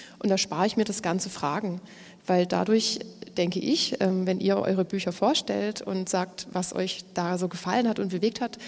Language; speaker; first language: German; native; German